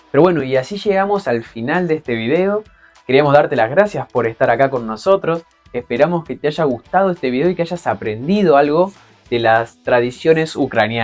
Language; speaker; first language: Spanish; native; Spanish